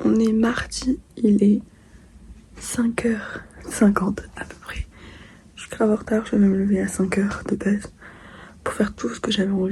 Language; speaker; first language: French; native; French